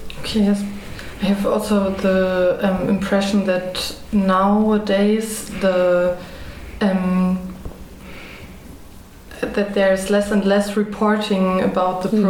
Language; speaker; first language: English; non-native, fluent; German